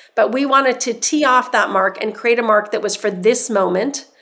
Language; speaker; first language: English; non-native, fluent; Persian